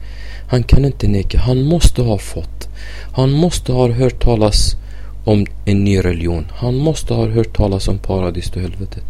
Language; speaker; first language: Swedish; non-native, fluent; Arabic